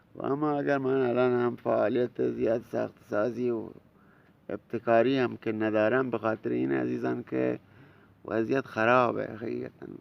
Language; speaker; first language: Persian; non-native, local second language; Baluchi